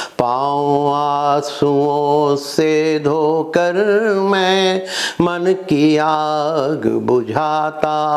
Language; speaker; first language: Hindi; native; Hindi